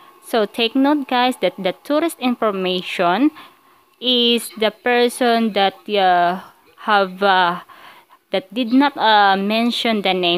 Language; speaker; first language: English; non-native, local second language; Filipino